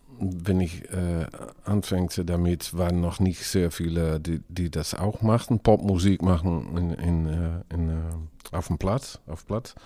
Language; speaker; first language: German; non-native, learner; Dutch